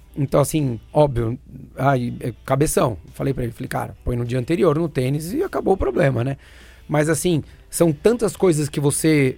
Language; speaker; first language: Portuguese; native; Portuguese